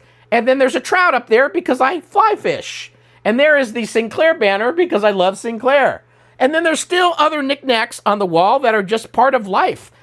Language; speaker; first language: English; native; English